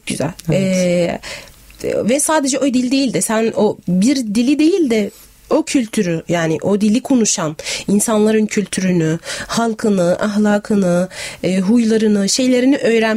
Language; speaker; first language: Turkish; non-native, fluent; Arabic